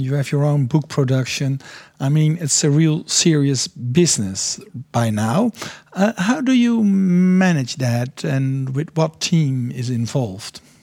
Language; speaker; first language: English; non-native, fluent; Dutch